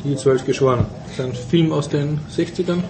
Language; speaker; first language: German; native; German